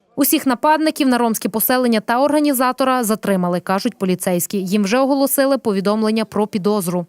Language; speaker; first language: Ukrainian; native; Ukrainian